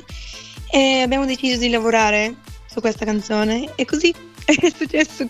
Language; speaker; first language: Italian; non-native, fluent; Bulgarian